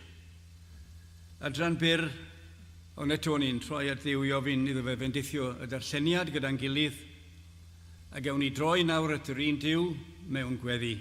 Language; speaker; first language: Welsh; native; Welsh